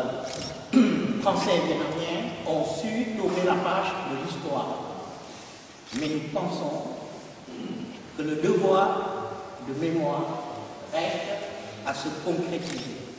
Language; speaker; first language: French; non-native, fluent; Vietnamese